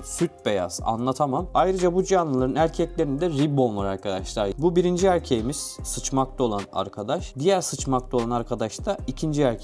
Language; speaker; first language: Turkish; native; Turkish